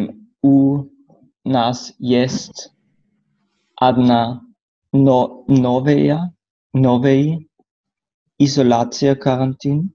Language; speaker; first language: Russian; non-native, learner; French